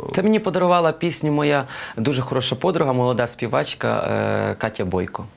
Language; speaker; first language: Ukrainian; native; Ukrainian